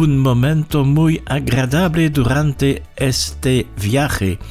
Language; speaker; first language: Spanish; non-native, fluent; French